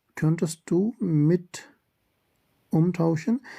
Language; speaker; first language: German; non-native, learner; Urdu